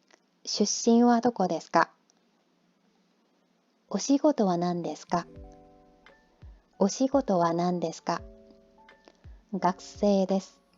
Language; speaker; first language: Japanese; non-native, learner; Korean